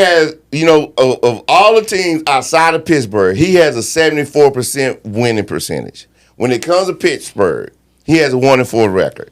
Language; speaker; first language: English; native; English